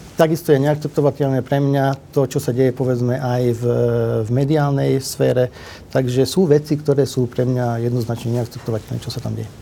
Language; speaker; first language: Slovak; non-native, local second language; Hungarian